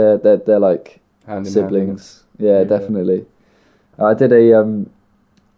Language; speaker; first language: English; native; English